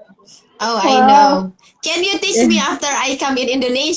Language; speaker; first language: English; non-native, learner; Indonesian